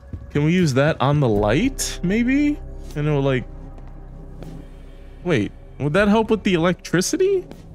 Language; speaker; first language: English; native; English